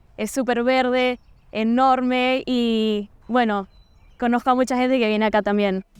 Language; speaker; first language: Spanish; non-native, fluent; Portuguese